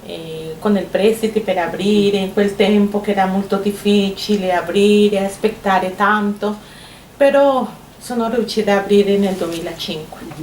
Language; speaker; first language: Italian; non-native, learner; Spanish